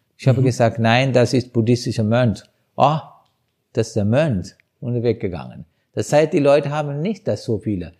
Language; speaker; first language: German; non-native, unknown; Sinhala